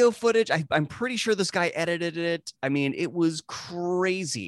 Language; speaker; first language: English; native; English